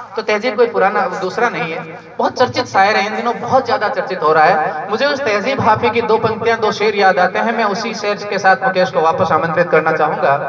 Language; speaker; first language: Hindi; native; Hindi